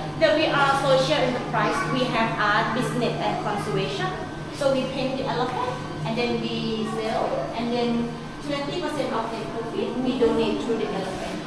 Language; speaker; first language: English; non-native, learner; Thai